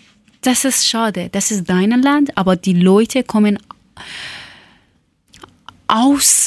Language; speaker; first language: German; non-native, learner; Persian